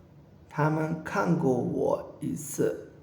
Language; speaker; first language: Chinese; non-native, fluent; Urdu